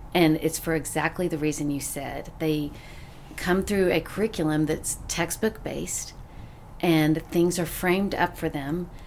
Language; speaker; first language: English; native; English